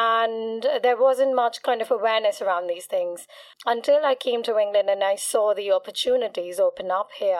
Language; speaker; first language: English; non-native, local second language; Kachhi